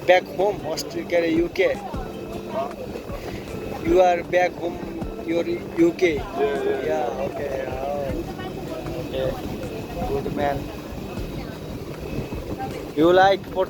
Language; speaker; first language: English; non-native, learner; Nepali